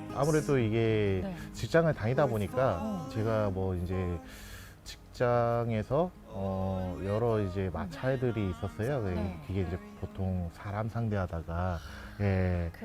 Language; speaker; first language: Korean; native; Korean